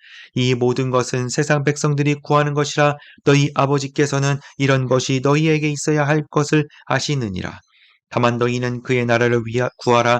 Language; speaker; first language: Korean; native; Korean